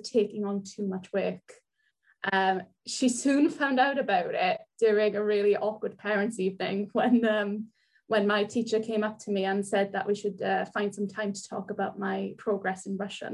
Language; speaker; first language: English; non-native, local second language; Welsh